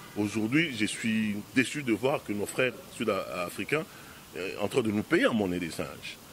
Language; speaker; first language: French; non-native, local second language; Lingala